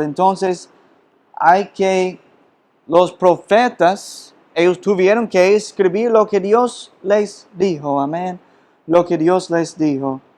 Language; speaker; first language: Spanish; non-native, fluent; English